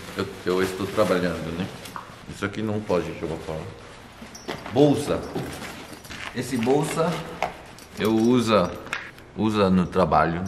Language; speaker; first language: Portuguese; non-native, learner; Korean